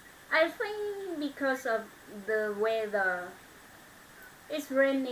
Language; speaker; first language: English; non-native, learner; Vietnamese